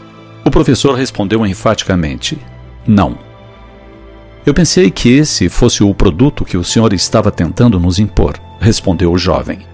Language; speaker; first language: Portuguese; native; Portuguese